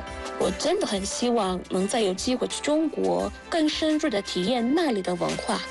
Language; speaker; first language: Chinese; non-native, fluent; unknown